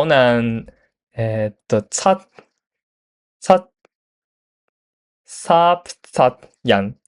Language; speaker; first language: Cantonese; non-native, learner; Japanese